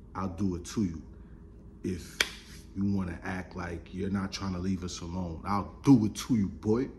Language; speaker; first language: English; native; English